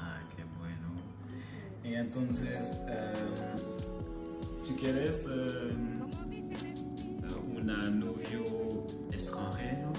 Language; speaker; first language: Spanish; non-native, learner; French